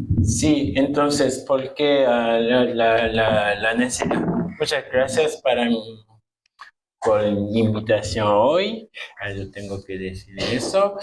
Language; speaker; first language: Spanish; non-native, fluent; Japanese